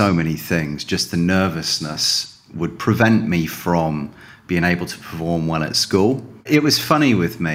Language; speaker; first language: English; native; English